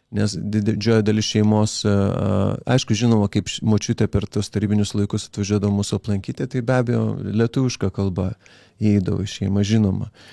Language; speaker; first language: Lithuanian; early bilingual, other home language; Kurdish